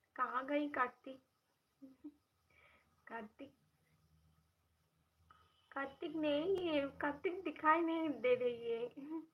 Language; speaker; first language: Hindi; non-native, local second language; Bangla